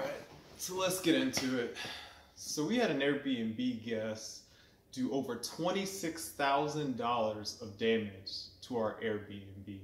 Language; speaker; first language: English; native; English